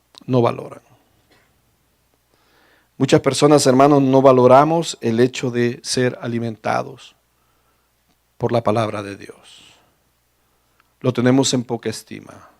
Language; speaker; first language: Spanish; native; Spanish